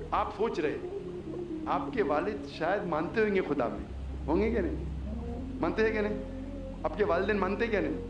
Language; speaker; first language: Hindi; non-native, local second language; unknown